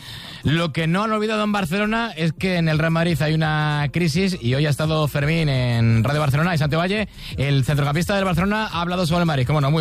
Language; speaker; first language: Spanish; native; Spanish